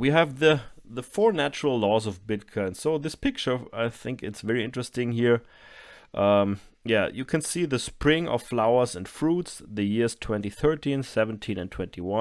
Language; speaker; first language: English; non-native, fluent; German